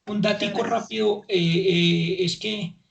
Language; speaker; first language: Spanish; native; Spanish